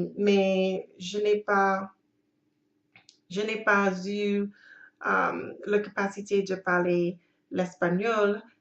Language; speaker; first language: French; non-native, learner; English